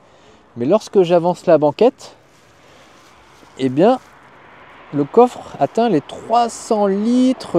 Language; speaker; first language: French; native; French